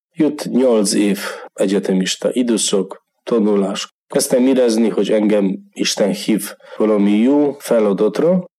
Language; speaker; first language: Hungarian; non-native, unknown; Polish